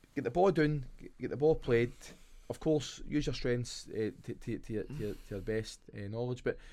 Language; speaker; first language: English; native; English